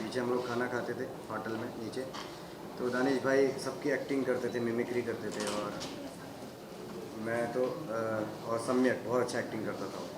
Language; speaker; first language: Hindi; native; Hindi